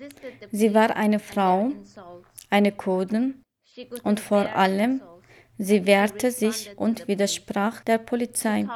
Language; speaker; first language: German; non-native, learner; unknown